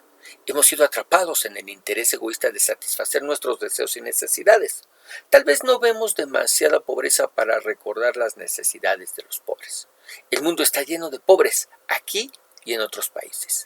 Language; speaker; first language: Spanish; native; Spanish